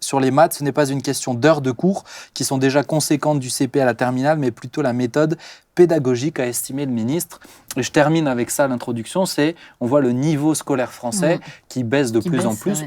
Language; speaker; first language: French; native; French